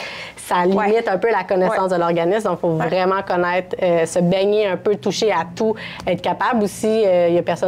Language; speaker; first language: French; native; French